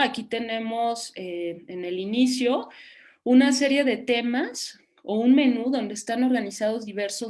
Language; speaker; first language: Spanish; native; Spanish